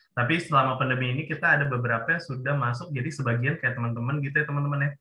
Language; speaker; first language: Indonesian; native; Indonesian